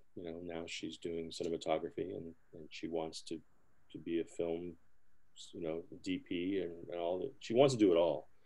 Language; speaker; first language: English; early bilingual, other home language; Spanish